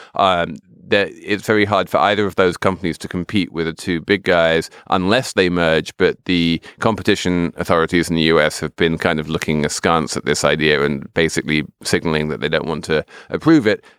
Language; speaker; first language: English; native; English